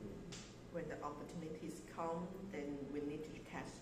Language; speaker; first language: English; non-native, learner; Chinese